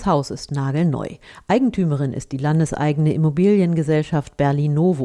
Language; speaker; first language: German; native; German